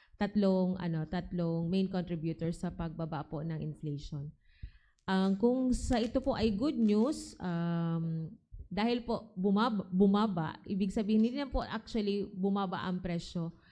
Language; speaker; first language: Filipino; non-native, local second language; Bikol